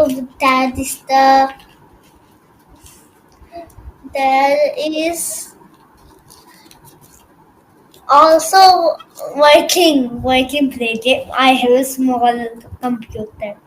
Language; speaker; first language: English; non-native, learner; Hindi